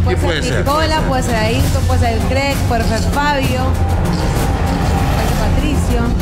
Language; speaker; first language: Spanish; native; Spanish